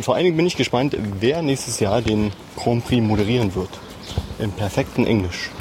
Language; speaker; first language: German; native; German